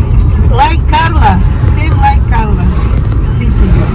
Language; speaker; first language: English; non-native, learner; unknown